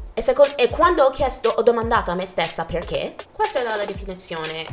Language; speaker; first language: Italian; non-native, fluent; Jamaican Creole English